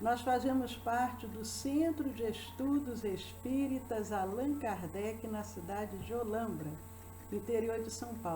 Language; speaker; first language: Portuguese; native; Portuguese